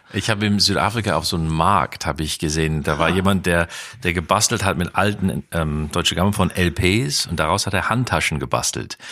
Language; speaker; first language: German; non-native, fluent; English